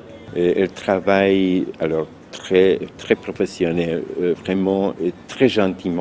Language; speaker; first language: French; non-native, fluent; Czech